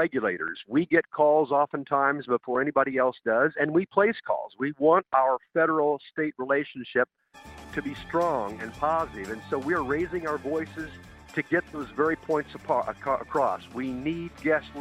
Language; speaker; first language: English; native; English